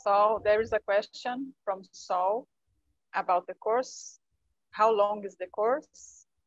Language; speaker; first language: English; non-native, fluent; Portuguese